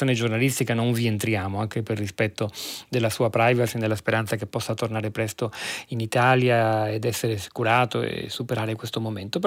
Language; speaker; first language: Italian; native; Italian